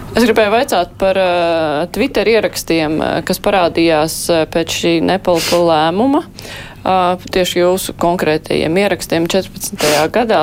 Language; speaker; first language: Latvian; native; Latvian